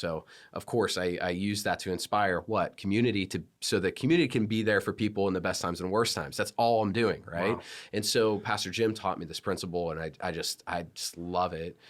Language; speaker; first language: English; native; English